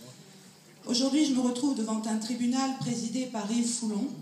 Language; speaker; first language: French; native; French